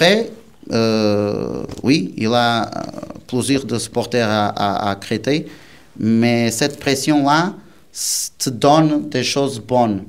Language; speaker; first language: French; non-native, learner; Portuguese